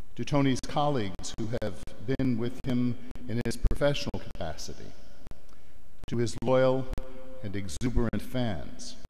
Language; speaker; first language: English; native; English